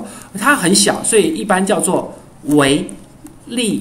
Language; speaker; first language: Chinese; native; Chinese